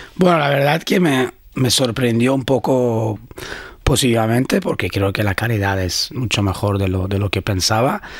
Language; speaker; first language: Spanish; non-native, fluent; Swedish